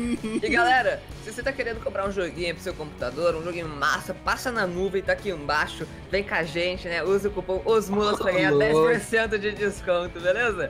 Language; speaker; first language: Portuguese; native; Portuguese